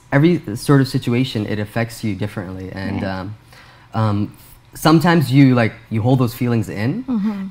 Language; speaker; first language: English; native; English